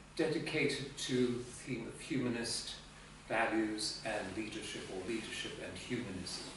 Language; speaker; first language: English; non-native, fluent; Greek